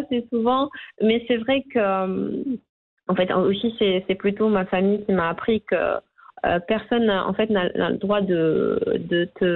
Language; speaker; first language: French; non-native, local second language; Arabic